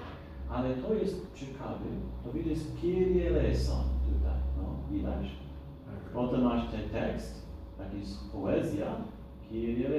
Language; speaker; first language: Polish; non-native, fluent; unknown